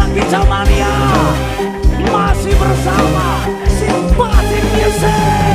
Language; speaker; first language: Indonesian; native; Indonesian